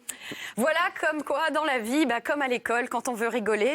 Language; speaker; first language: French; native; French